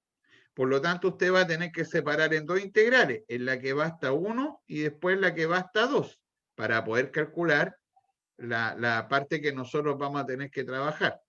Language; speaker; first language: Spanish; native; Spanish